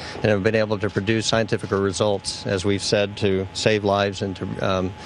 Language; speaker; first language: English; native; English